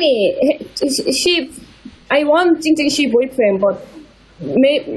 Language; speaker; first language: English; non-native, learner; Korean